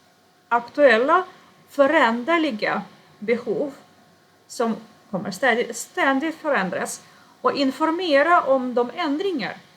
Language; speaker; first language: Swedish; non-native, fluent; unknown